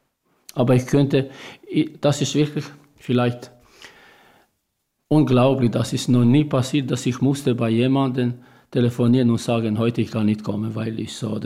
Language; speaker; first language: German; non-native, learner; Albanian